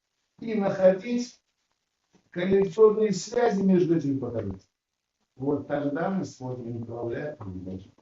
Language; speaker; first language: Russian; non-native, local second language; Uzbek